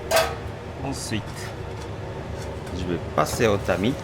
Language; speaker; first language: French; non-native, fluent; Japanese